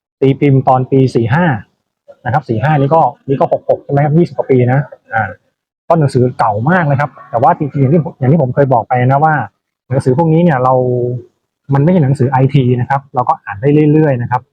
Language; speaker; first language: Thai; native; Thai